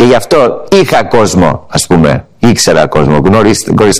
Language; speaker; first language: Greek; early bilingual, heritage; Greek